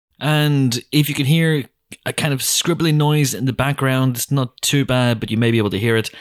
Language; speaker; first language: English; native; English